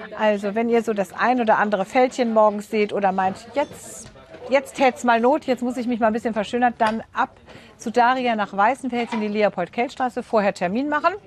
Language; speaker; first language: German; native; German